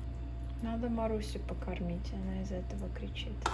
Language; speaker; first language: Russian; early bilingual, other home language; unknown